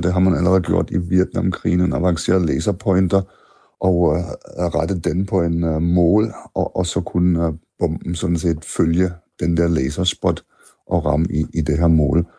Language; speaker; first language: Danish; non-native, fluent; German